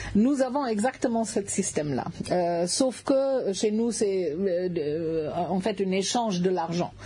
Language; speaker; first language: French; non-native, fluent; German